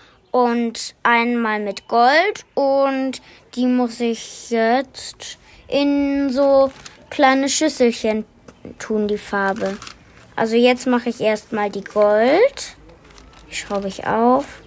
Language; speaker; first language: German; native; German